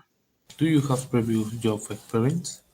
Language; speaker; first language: English; non-native, learner; Spanish